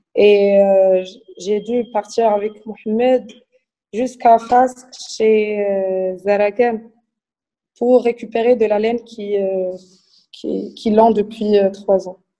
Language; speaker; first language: French; non-native, local second language; Arabic